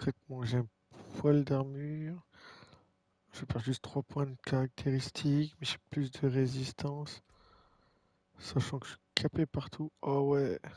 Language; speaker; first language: French; native; French